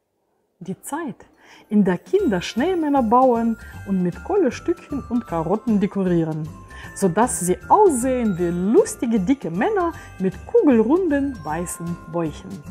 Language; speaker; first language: German; native; German